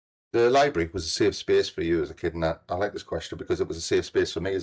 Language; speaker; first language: English; native; English